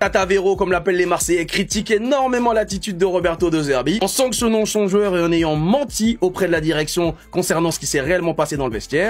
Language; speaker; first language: French; native; French